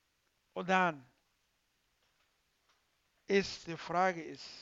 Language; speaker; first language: German; non-native, learner; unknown